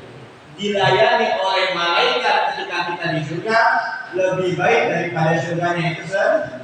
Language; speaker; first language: Indonesian; native; Indonesian